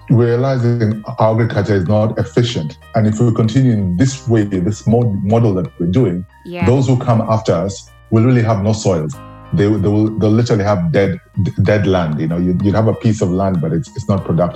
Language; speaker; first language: English; non-native, local second language; Luo (Kenya and Tanzania)